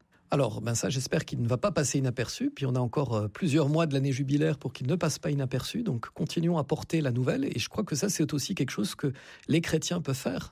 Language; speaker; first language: French; native; French